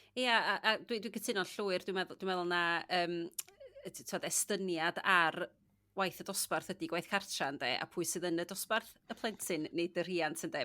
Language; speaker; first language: Welsh; native; Welsh